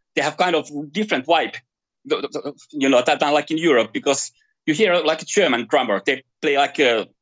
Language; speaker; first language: English; non-native, fluent; Finnish